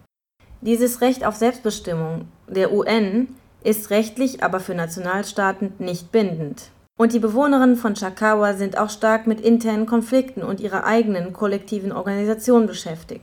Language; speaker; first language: German; native; German